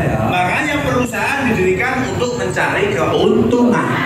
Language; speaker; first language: Indonesian; native; Indonesian